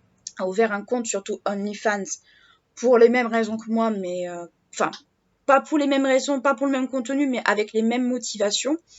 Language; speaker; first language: French; native; French